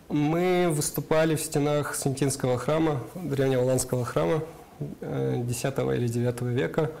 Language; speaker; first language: Russian; non-native, local second language; Karachay-Balkar